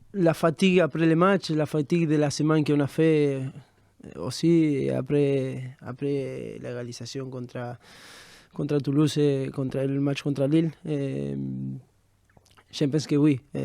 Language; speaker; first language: French; non-native, fluent; Spanish